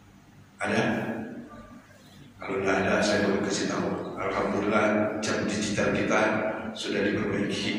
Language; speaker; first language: Indonesian; native; Indonesian